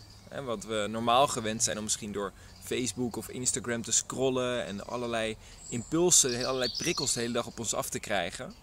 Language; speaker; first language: Dutch; native; Dutch